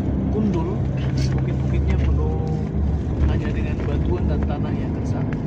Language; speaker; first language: Indonesian; native; Indonesian